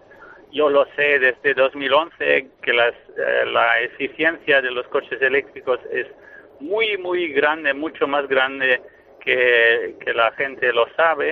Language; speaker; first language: Spanish; non-native, fluent; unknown